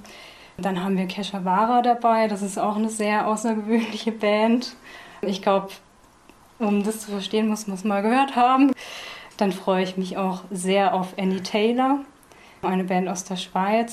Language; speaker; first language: German; native; German